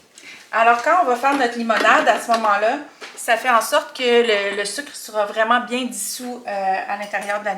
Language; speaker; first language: French; native; French